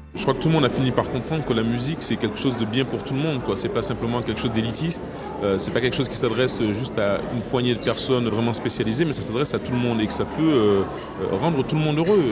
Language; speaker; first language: French; native; French